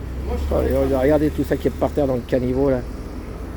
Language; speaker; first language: French; native; French